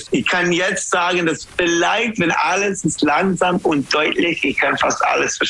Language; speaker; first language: German; non-native, learner; English